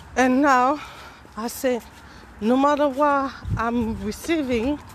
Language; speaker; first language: English; non-native, fluent; Haitian Creole